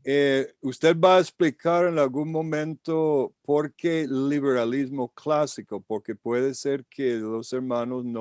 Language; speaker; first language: Spanish; non-native, fluent; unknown